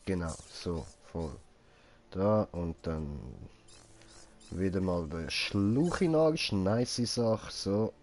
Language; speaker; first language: German; native; German